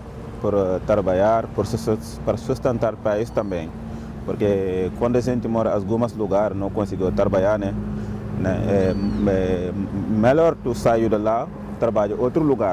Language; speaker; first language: Portuguese; non-native, learner; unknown